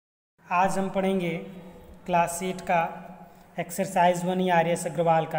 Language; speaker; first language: Hindi; native; Hindi